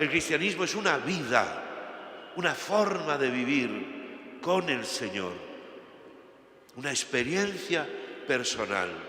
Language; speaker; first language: Spanish; native; Spanish